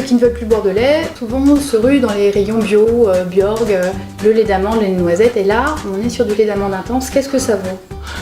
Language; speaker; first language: French; native; French